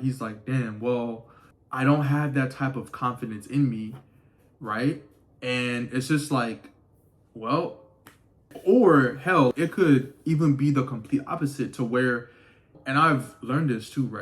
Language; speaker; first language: English; native; English